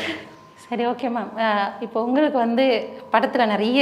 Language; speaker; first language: Tamil; native; Tamil